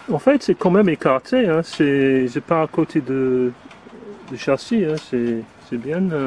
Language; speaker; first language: French; non-native, fluent; English